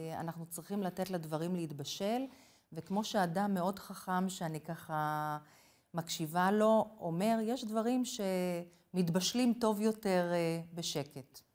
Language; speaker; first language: Hebrew; non-native, fluent; English